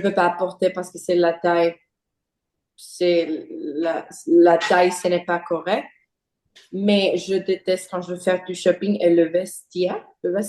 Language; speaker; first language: French; non-native, learner; English